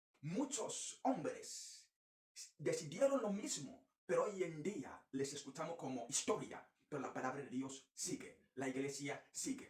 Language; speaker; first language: Spanish; non-native, fluent; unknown